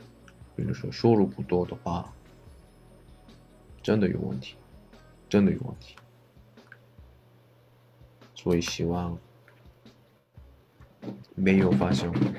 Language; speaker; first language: Chinese; non-native, learner; Korean